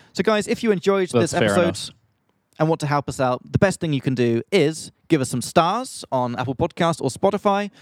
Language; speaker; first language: English; native; English